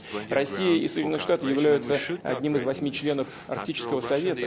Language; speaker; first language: Russian; native; Russian